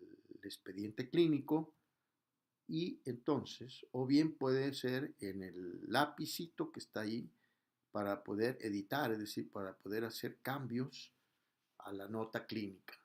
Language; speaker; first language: Spanish; native; Spanish